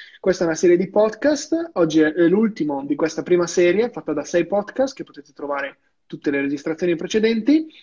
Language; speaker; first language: Italian; native; Italian